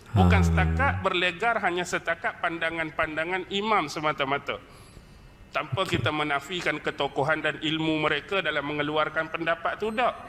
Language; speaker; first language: Malay; native; Malay